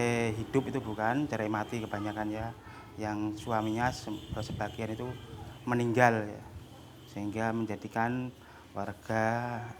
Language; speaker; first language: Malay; non-native, local second language; Javanese